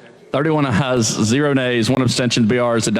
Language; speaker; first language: English; native; English